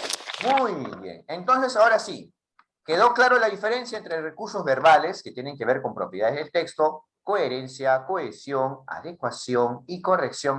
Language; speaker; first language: Spanish; native; Spanish